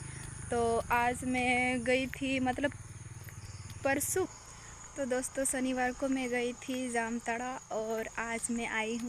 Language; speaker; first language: Hindi; non-native, local second language; Santali